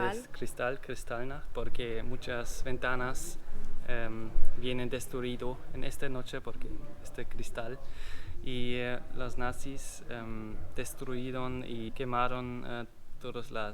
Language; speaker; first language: Spanish; non-native, learner; German